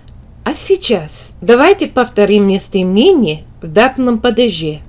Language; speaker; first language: Russian; non-native, fluent; English